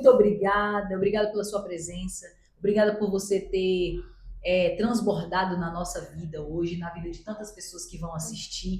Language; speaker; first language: Portuguese; native; Portuguese